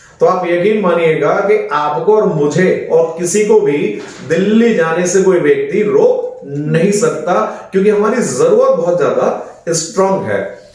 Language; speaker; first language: Hindi; native; Hindi